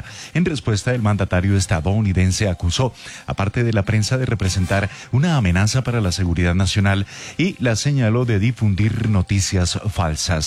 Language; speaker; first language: Spanish; native; Spanish